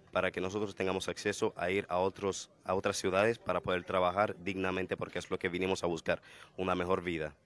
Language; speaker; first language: Spanish; non-native, fluent; Haitian Creole